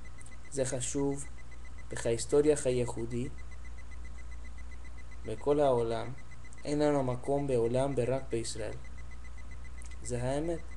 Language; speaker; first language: Hebrew; non-native, learner; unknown